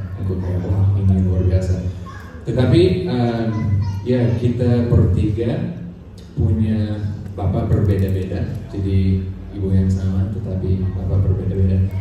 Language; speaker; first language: Indonesian; non-native, fluent; English